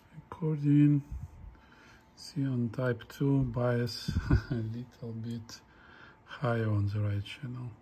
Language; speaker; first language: English; non-native, fluent; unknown